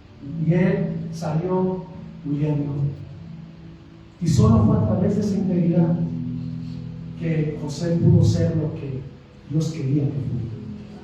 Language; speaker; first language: Spanish; native; Spanish